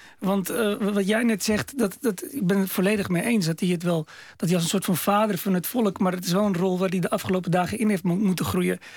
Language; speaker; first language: Dutch; early bilingual, other home language; Arabic